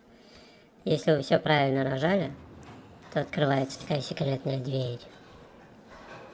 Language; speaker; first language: Russian; native; Russian